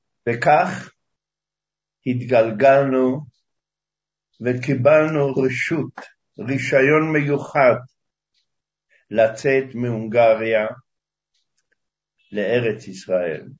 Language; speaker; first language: Hebrew; early bilingual, other home language; Hungarian